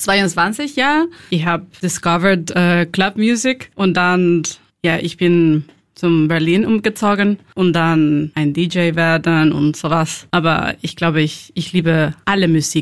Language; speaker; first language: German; non-native, learner; Spanish